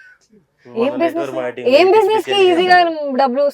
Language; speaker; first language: Telugu; non-native, fluent; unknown